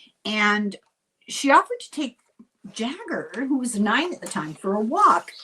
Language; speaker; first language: English; native; English